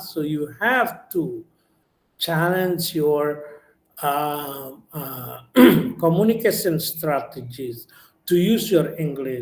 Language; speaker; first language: English; non-native, learner; Indonesian